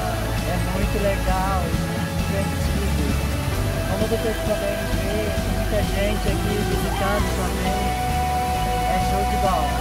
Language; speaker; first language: Portuguese; non-native, local second language; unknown